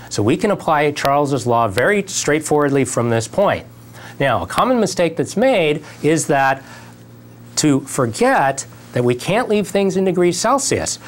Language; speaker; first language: English; native; English